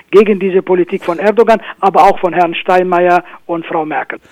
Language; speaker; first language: German; non-native, fluent; Kurdish